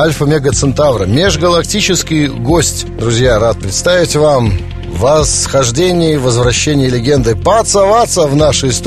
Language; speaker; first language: Russian; native; Russian